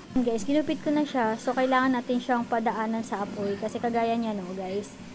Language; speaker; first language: Filipino; native; Filipino